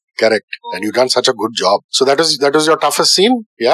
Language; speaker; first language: English; non-native, local second language; Tamil